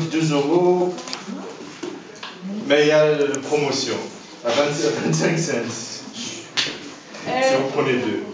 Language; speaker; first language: French; non-native, learner; Spanish